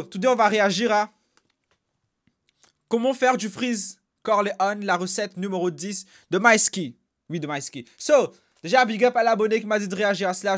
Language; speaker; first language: French; native; French